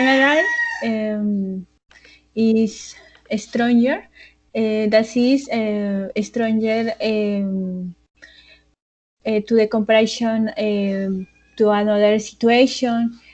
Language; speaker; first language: English; non-native, learner; Spanish